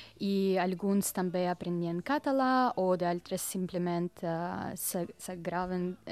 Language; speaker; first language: Catalan; non-native, learner; Russian